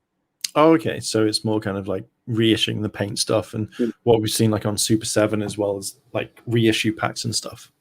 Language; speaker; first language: English; native; English